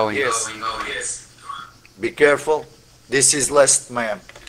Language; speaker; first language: English; non-native, learner; Portuguese